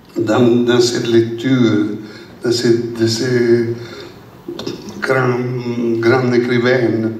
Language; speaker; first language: French; non-native, learner; Italian